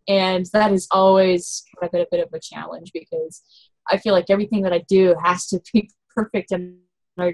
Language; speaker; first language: English; native; English